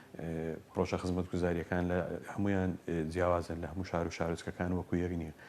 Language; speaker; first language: Central Kurdish; native; Central Kurdish